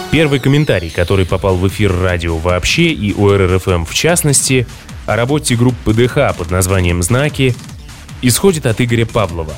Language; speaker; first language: Russian; native; Russian